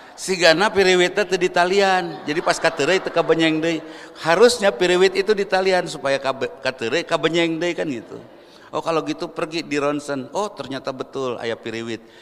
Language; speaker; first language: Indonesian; non-native, local second language; Sundanese